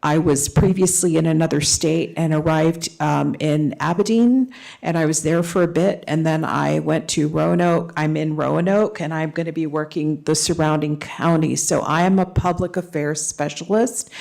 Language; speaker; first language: English; native; English